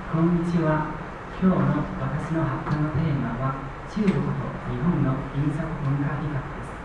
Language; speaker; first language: Japanese; non-native, fluent; Chinese